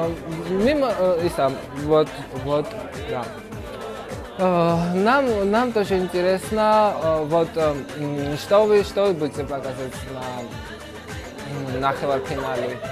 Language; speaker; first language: Russian; non-native, fluent; Georgian